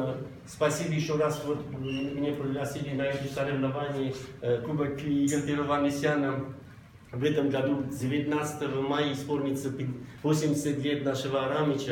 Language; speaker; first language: Russian; non-native, local second language; Armenian